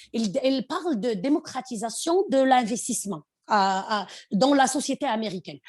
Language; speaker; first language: French; non-native, local second language; Arabic